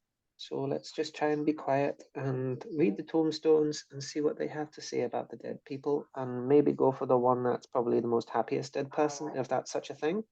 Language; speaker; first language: English; native; English